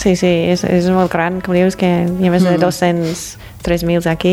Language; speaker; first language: Catalan; non-native, fluent; English